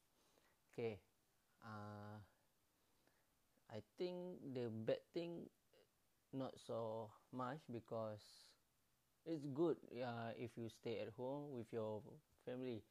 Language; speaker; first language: English; non-native, learner; Malay